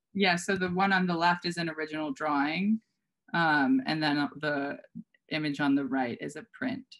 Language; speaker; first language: English; native; English